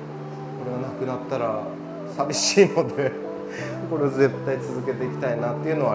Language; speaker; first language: Japanese; native; Japanese